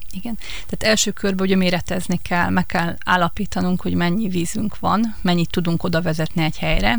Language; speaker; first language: Hungarian; native; Hungarian